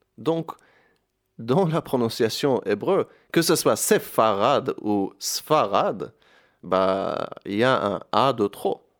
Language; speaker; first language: French; non-native, fluent; Hebrew